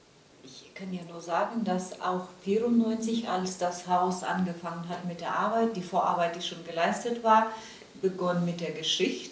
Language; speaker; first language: German; non-native, fluent; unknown